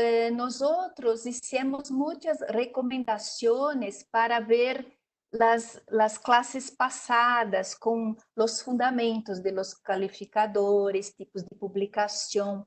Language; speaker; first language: Spanish; non-native, learner; Portuguese